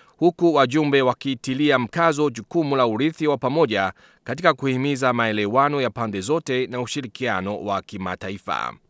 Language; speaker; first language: Swahili; non-native, fluent; Chinese